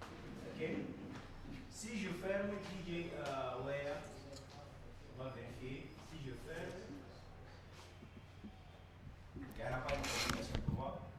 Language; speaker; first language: French; non-native, learner; Portuguese